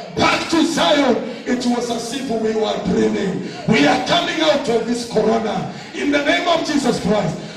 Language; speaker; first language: English; non-native, local second language; Swahili